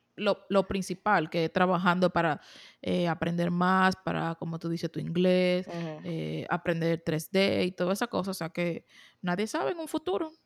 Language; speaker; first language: Spanish; native; Spanish